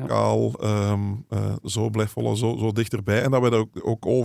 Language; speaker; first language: Dutch; native; Dutch